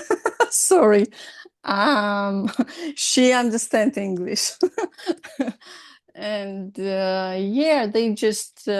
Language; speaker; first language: English; non-native, learner; Russian